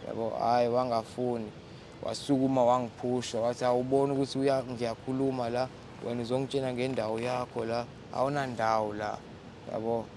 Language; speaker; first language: Zulu; native; Zulu